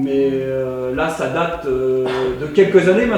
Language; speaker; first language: French; native; French